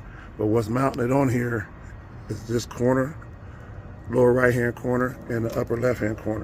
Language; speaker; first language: English; native; English